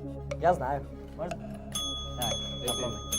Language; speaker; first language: Russian; non-native, local second language; Uzbek